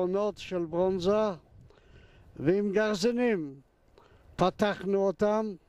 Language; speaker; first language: Hebrew; non-native, fluent; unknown